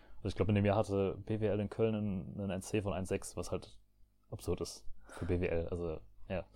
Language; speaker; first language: German; native; German